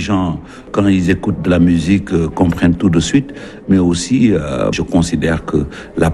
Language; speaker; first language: French; non-native, local second language; Wolof